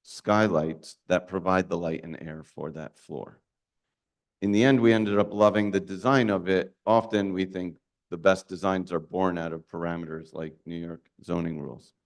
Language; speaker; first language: English; native; English